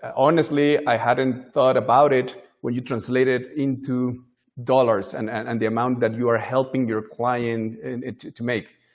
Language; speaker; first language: English; non-native, fluent; Spanish